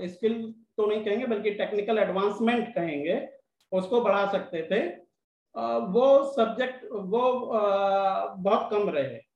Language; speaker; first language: Hindi; native; Hindi